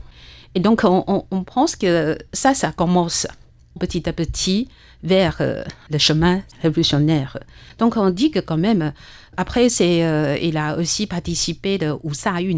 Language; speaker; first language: French; non-native, learner; Chinese